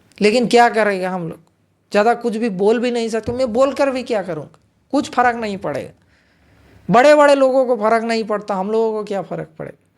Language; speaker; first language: Hindi; non-native, local second language; Bangla